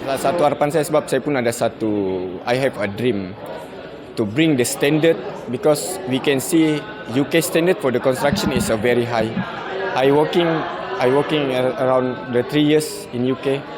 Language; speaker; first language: English; non-native, local second language; Malay